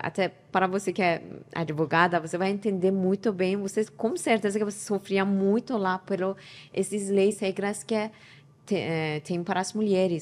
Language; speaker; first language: Portuguese; non-native, learner; Persian